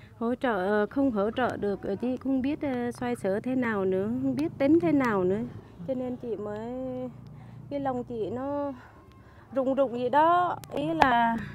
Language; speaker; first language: Vietnamese; non-native, local second language; Jarai